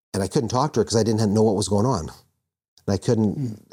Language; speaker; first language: English; native; English